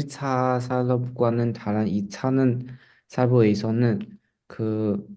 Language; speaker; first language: Korean; non-native, learner; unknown